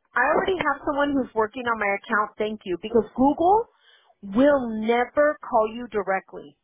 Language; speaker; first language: English; early bilingual, other home language; Spanish